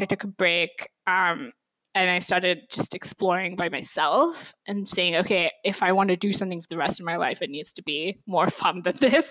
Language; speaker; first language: English; native; English